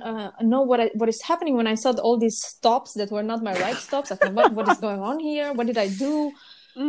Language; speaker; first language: English; non-native, fluent; Romanian